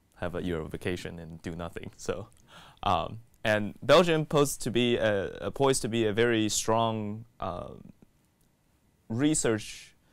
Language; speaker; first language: English; native; English